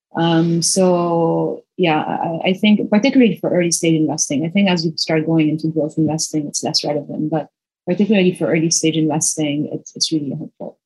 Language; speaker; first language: English; non-native, fluent; Arabic